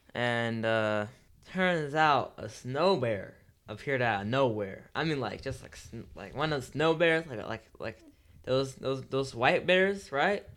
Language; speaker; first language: English; native; English